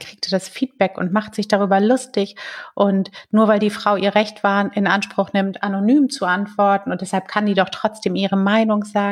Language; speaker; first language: German; native; German